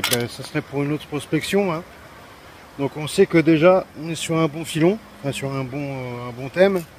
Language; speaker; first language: French; native; French